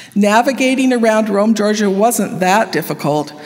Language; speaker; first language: English; native; English